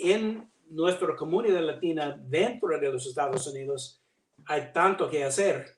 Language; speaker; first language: Spanish; non-native, fluent; English